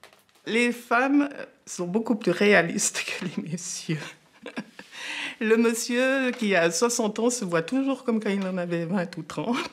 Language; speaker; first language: French; native; French